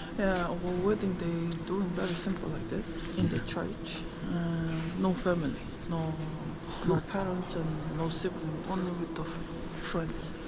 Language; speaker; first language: English; non-native, learner; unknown